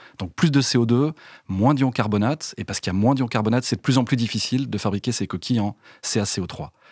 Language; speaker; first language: French; native; French